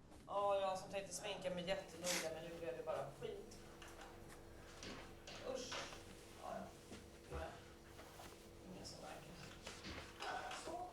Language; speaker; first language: Swedish; native; Swedish